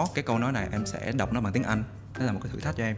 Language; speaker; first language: Vietnamese; native; Vietnamese